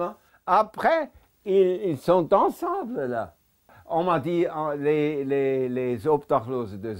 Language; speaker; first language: French; non-native, local second language; German